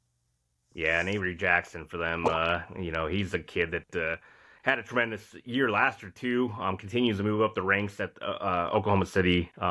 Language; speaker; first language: English; native; English